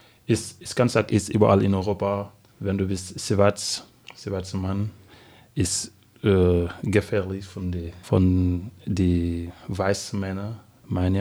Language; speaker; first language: German; non-native, learner; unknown